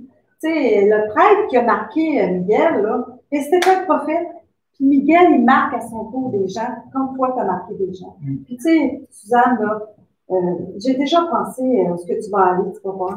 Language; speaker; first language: French; native; French